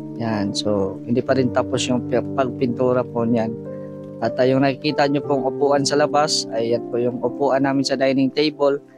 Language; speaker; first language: Filipino; non-native, local second language; Cebuano